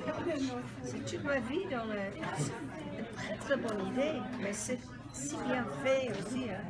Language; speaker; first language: French; non-native, learner; English